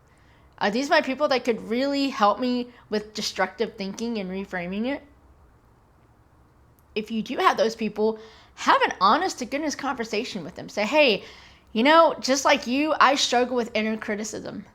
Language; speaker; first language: English; native; English